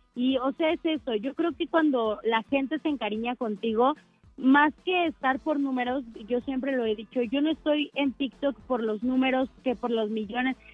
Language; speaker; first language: Spanish; native; Spanish